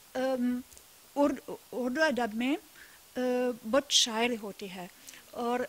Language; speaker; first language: Urdu; non-native, fluent; German